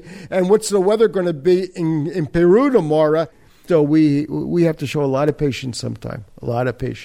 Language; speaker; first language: English; native; English